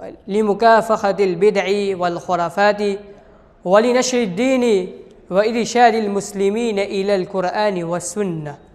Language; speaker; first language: Arabic; non-native, fluent; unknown